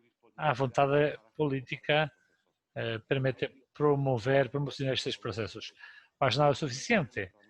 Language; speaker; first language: Portuguese; non-native, fluent; Spanish